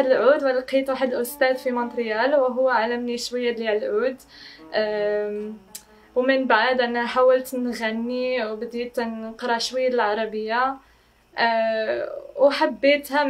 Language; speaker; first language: Arabic; non-native, fluent; English